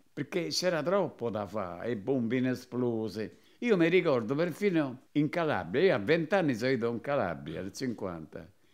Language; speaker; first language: Italian; native; Italian